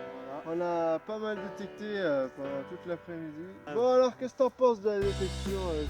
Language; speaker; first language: French; native; French